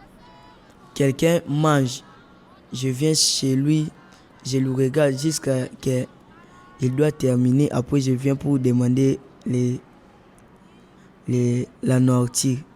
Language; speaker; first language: French; non-native, local second language; Lingala